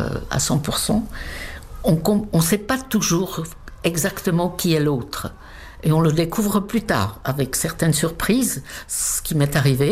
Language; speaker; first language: French; non-native, fluent; Czech